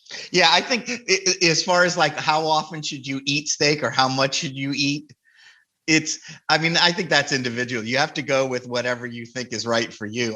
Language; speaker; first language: English; native; English